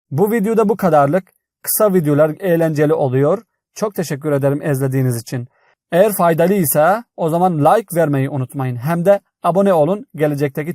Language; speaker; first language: Turkish; non-native, fluent; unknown